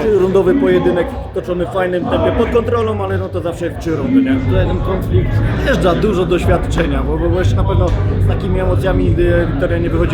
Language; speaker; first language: Polish; native; Polish